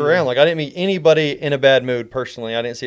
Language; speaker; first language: English; native; English